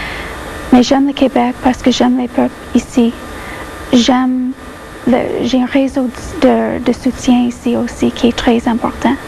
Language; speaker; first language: French; non-native, local second language; English